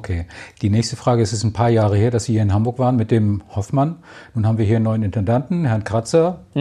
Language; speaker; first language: German; native; German